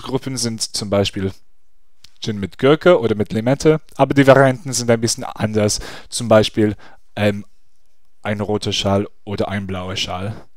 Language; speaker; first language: German; non-native, fluent; English